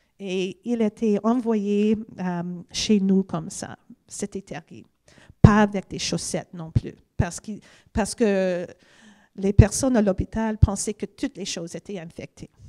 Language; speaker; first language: French; non-native, fluent; English